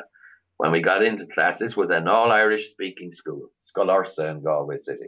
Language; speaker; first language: English; native; English